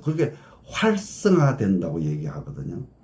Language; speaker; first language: Korean; native; Korean